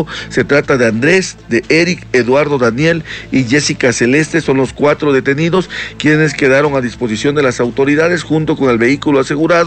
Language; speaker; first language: Spanish; native; Spanish